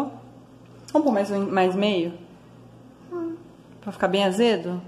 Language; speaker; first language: Portuguese; native; Portuguese